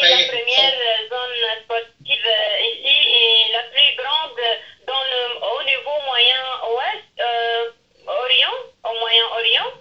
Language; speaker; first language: French; non-native, local second language; Arabic